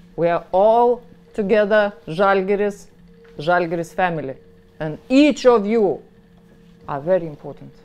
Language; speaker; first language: English; non-native, fluent; Lithuanian